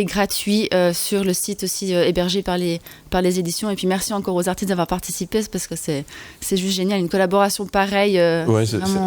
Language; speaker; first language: French; native; French